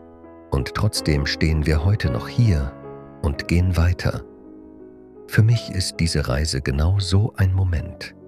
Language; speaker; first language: German; non-native, fluent; Persian